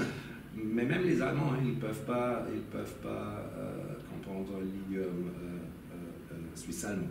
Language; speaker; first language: French; non-native, local second language; German